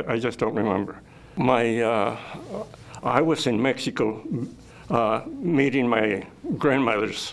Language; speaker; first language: English; native; English